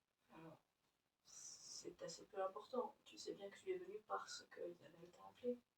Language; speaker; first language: French; native; French